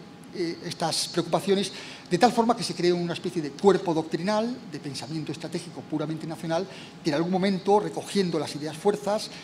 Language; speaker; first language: Spanish; native; Spanish